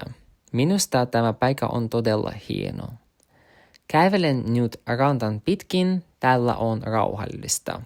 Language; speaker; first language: Finnish; non-native, learner; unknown